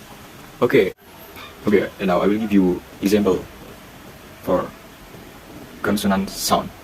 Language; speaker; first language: English; non-native, learner; Indonesian